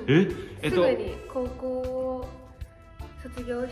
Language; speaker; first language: Japanese; native; Japanese